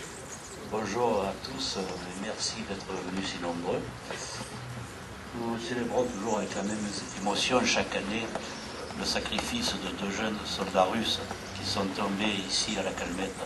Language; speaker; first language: French; native; French